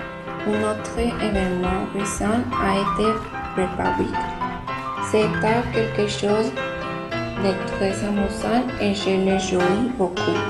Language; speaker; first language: French; non-native, learner; Spanish